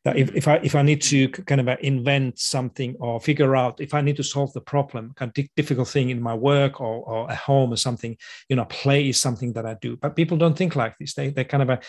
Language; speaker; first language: English; non-native, fluent; Finnish